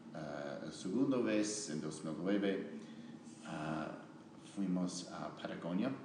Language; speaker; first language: Spanish; non-native, learner; English